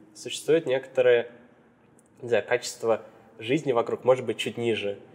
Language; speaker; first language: Russian; native; Russian